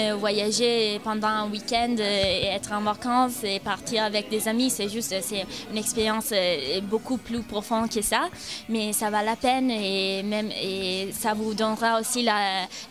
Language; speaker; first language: French; non-native, fluent; Italian